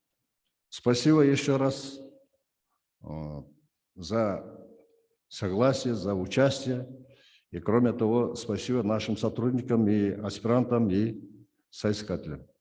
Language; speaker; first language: Russian; non-native, local second language; Kyrgyz